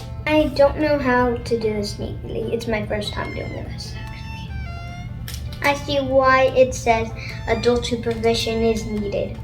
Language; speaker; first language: English; native; English